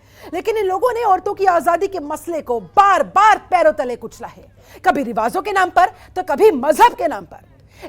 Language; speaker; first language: Hindi; native; Hindi